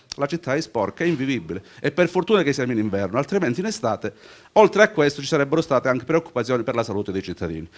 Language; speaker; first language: Italian; native; Italian